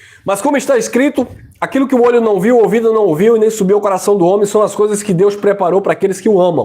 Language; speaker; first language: Portuguese; native; Portuguese